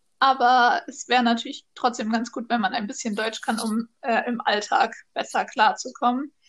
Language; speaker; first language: German; native; German